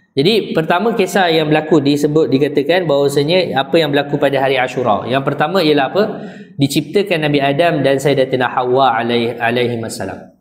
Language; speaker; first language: Malay; native; Malay